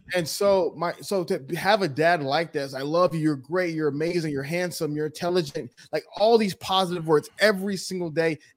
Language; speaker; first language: English; early bilingual, other home language; Yoruba